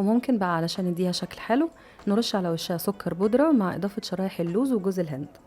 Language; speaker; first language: Arabic; native; Arabic